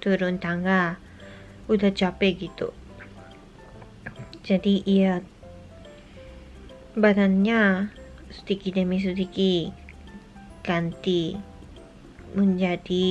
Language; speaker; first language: Indonesian; non-native, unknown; Japanese